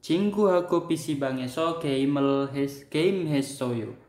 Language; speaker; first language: Korean; non-native, fluent; Indonesian